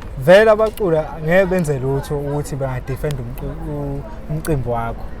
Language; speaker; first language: Zulu; native; Zulu